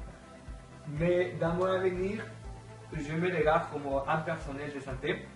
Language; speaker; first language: French; non-native, learner; Spanish